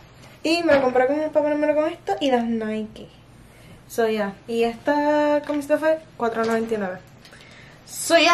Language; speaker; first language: Spanish; early bilingual, heritage; Spanish